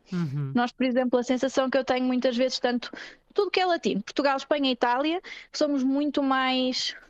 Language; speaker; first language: Portuguese; native; Portuguese